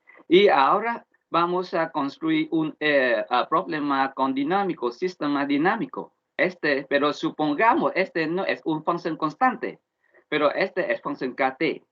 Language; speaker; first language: Spanish; non-native, learner; Vietnamese